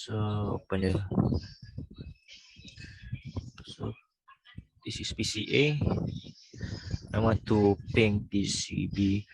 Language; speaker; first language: English; non-native, local second language; Malay